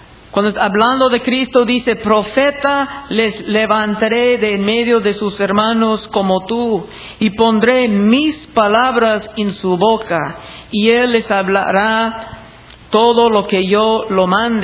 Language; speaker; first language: Spanish; non-native, fluent; English